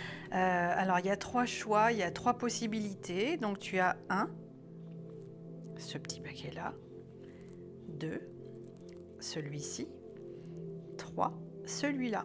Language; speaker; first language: French; native; French